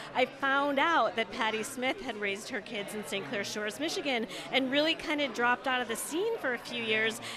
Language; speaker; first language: English; native; English